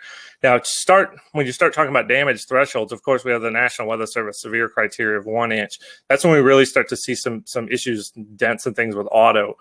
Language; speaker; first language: English; native; English